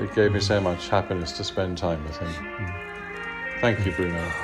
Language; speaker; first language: English; native; English